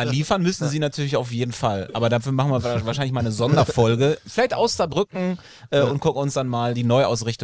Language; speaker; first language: German; native; German